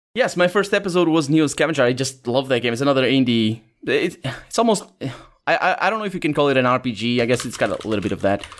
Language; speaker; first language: English; non-native, fluent; Portuguese